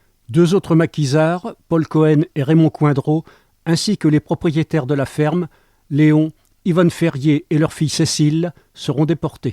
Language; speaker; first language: French; native; French